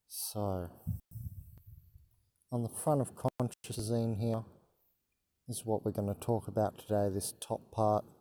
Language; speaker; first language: English; native; English